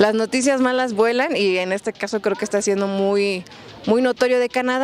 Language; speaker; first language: Spanish; native; Spanish